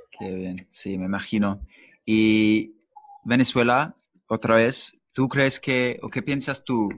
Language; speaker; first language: Spanish; non-native, learner; English